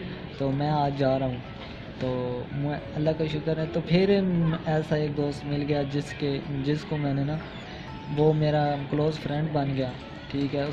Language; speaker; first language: Urdu; non-native, local second language; Punjabi